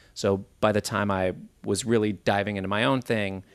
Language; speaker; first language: English; native; English